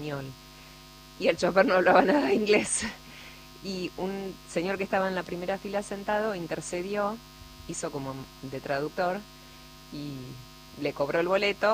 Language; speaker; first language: Spanish; native; Spanish